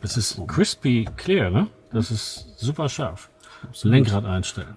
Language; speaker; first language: German; native; German